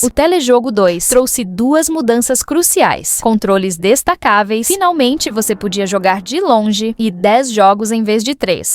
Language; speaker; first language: Portuguese; native; Portuguese